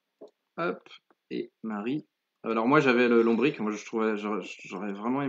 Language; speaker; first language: French; native; French